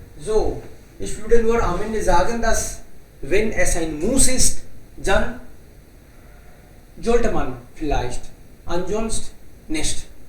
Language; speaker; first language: German; non-native, learner; Hindi